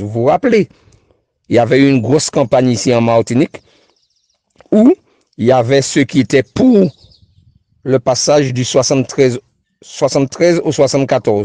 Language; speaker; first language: French; native; French